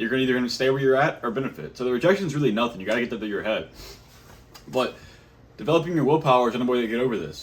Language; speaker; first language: English; native; English